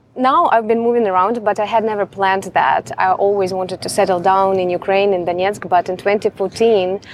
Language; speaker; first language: English; non-native, fluent; Russian